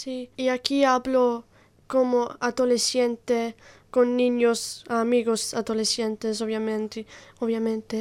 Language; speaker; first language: Spanish; non-native, learner; Italian